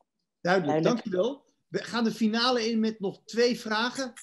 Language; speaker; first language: Dutch; native; Dutch